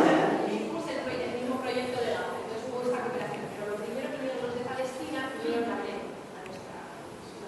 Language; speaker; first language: Spanish; native; Spanish